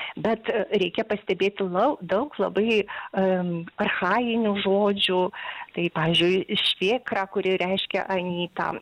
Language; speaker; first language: Lithuanian; non-native, local second language; Polish